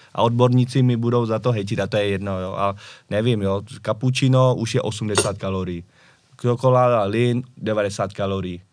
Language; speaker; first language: Czech; early bilingual, other home language; Vietnamese